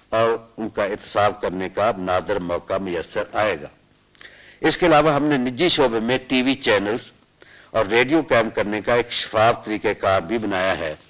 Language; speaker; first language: Urdu; non-native, local second language; Punjabi